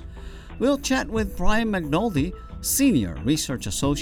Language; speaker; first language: English; native; English